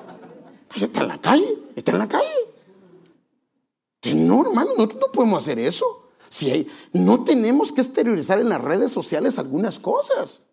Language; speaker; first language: Spanish; native; Spanish